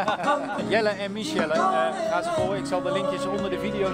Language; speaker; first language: Dutch; native; Dutch